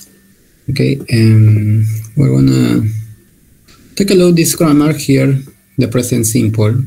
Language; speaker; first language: English; non-native, learner; Spanish